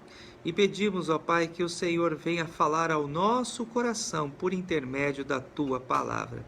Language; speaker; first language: Portuguese; native; Portuguese